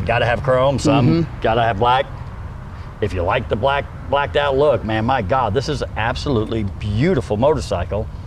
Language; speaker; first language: English; native; English